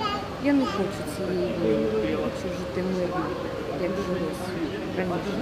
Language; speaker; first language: Ukrainian; non-native, local second language; Russian